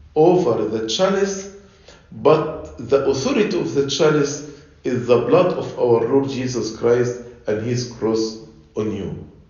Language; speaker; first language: English; non-native, fluent; Arabic